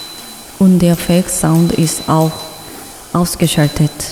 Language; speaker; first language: German; non-native, fluent; Korean